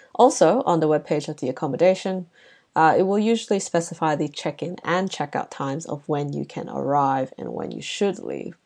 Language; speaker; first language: English; non-native, local second language; Chinese